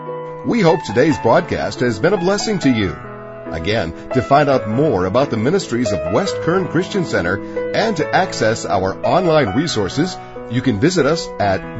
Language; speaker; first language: English; native; English